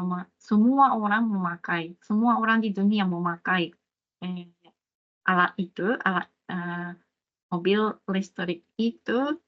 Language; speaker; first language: Indonesian; non-native, fluent; Japanese